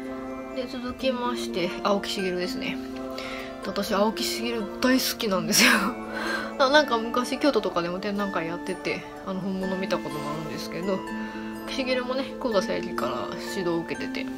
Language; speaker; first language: Japanese; native; Japanese